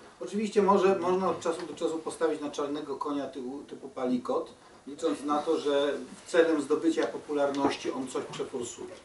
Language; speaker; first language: Polish; native; Polish